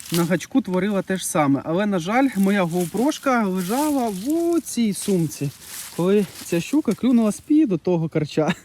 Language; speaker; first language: Ukrainian; native; Ukrainian